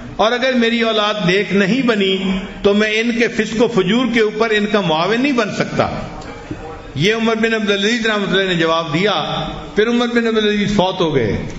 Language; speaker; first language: Urdu; non-native, local second language; Punjabi